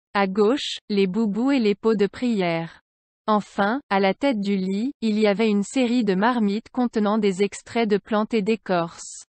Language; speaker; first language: French; non-native, local second language; Arabic